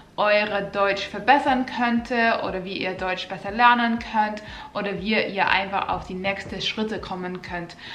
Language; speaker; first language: German; non-native, fluent; Finnish